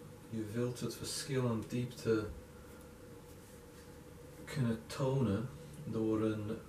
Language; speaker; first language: Dutch; non-native, fluent; English